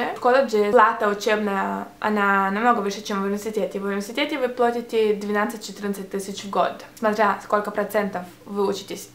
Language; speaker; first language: Russian; early bilingual, heritage; Russian